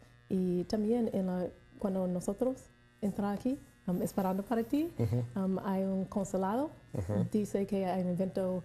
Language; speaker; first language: Spanish; non-native, learner; English